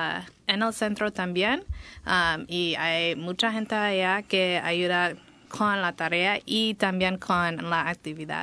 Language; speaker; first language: Spanish; non-native, fluent; English